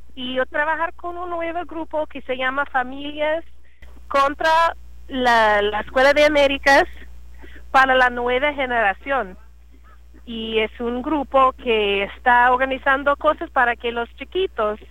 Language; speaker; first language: Spanish; non-native, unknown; English